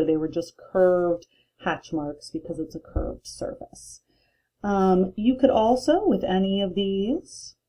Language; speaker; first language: English; native; English